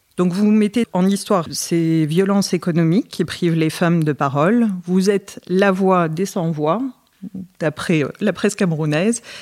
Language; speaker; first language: French; native; French